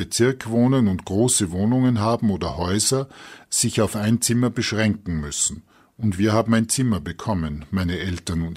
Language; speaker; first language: German; native; German